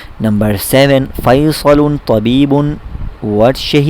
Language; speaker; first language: Arabic; non-native, fluent; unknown